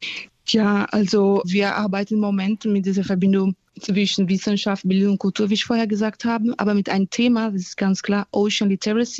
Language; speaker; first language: German; non-native, fluent; Portuguese